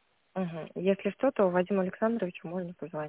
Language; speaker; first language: Russian; native; Russian